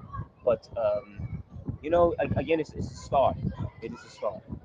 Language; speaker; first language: English; native; English